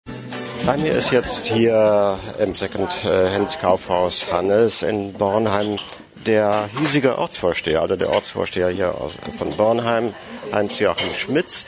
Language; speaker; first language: German; native; German